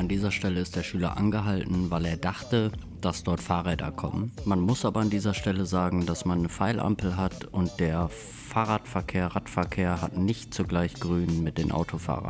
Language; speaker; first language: German; native; German